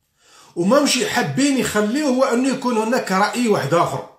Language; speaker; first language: Arabic; native; Arabic